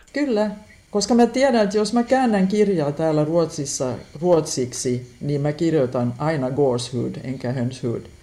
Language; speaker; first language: Finnish; non-native, local second language; Swedish